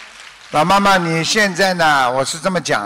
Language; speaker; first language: Chinese; native; Chinese